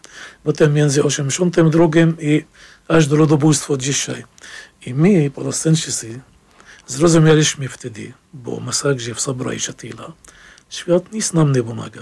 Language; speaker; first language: Polish; non-native, fluent; Arabic